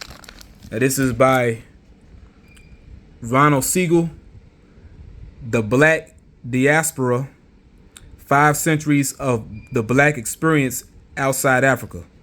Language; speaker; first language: English; native; English